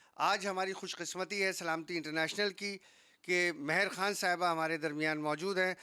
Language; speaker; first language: Urdu; native; Urdu